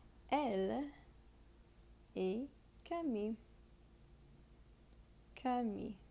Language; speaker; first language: French; non-native, fluent; English